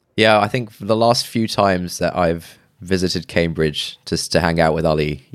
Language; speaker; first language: English; early bilingual, other home language; Urdu